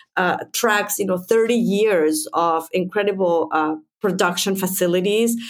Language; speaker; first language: English; non-native, fluent; Spanish